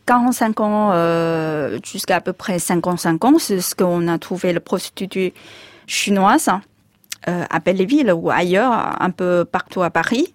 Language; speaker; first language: French; non-native, fluent; Chinese